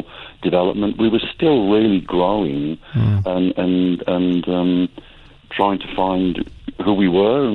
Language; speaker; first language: English; native; English